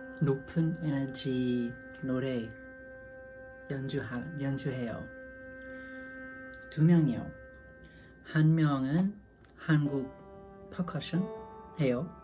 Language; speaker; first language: Korean; non-native, learner; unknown